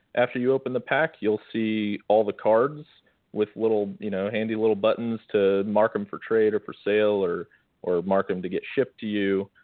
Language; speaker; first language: English; native; English